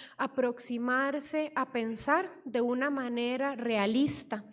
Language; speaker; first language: Spanish; native; Spanish